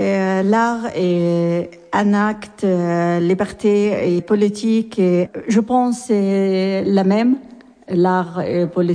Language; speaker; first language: French; non-native, learner; Arabic